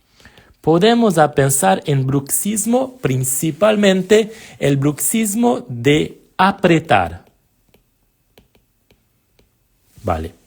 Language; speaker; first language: Spanish; non-native, fluent; Portuguese